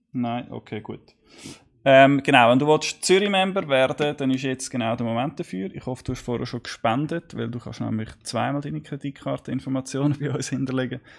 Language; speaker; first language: German; native; German